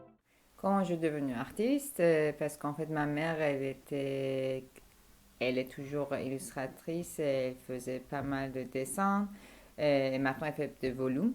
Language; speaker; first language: French; non-native, fluent; Persian